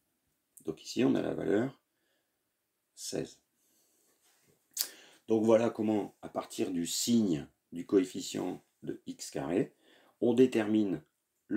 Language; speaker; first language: French; native; French